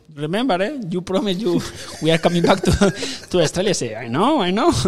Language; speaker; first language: English; non-native, fluent; Spanish